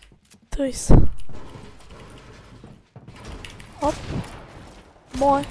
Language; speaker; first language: Bulgarian; native; Bulgarian